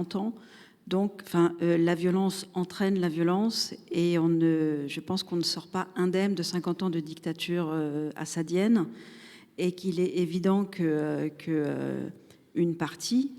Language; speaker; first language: French; native; French